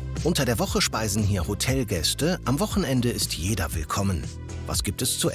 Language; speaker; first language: German; native; German